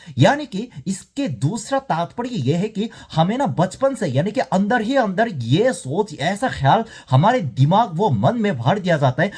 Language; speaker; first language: Hindi; non-native, fluent; Korean